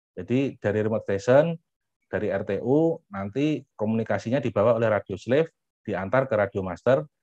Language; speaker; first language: Indonesian; native; Indonesian